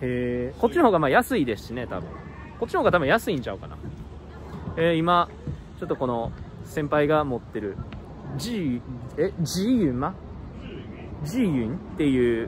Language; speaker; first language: Japanese; native; Japanese